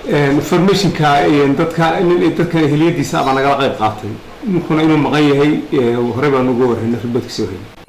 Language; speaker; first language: Somali; native; Somali